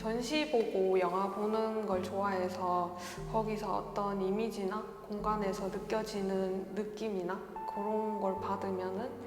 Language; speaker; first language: Korean; native; Korean